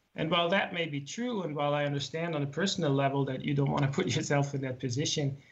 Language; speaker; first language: English; non-native, fluent; German